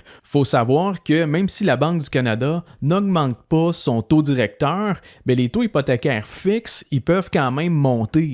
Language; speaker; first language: French; native; French